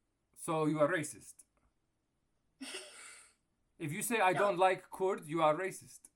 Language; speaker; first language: English; non-native, fluent; Kurdish